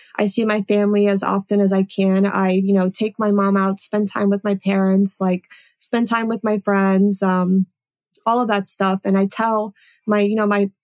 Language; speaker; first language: English; early bilingual, other home language; Polish